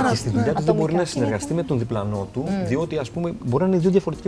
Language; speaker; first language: Greek; native; Greek